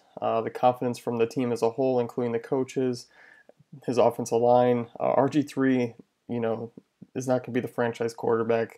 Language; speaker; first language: English; native; English